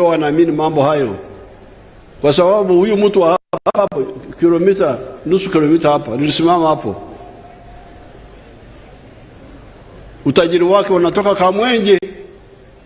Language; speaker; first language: Swahili; non-native, local second language; Nyankole